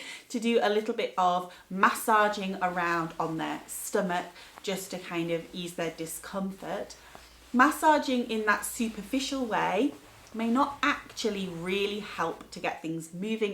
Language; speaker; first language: English; native; English